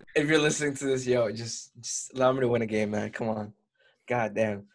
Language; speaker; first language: English; early bilingual, other home language; Spanish